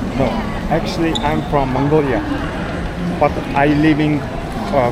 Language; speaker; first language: English; non-native, learner; Mongolian